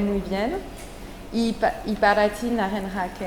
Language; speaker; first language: Spanish; non-native, fluent; French